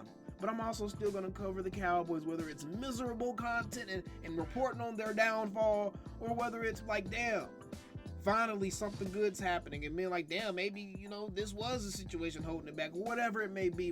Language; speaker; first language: English; native; English